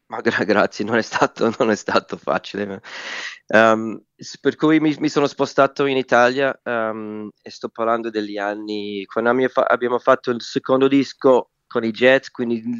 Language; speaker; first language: Italian; non-native, fluent; English